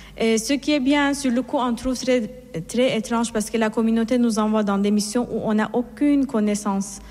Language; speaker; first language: French; non-native, fluent; Persian